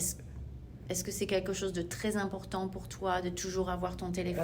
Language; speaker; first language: French; non-native, fluent; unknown